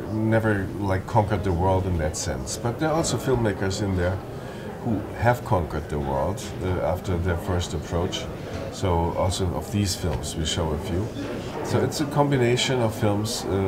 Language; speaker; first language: English; non-native, fluent; German